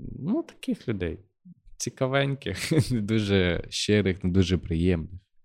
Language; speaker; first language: Ukrainian; native; Ukrainian